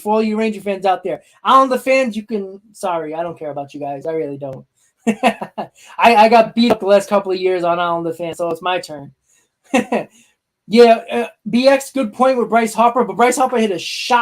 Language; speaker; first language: English; native; English